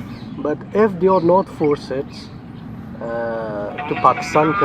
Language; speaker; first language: English; non-native, learner; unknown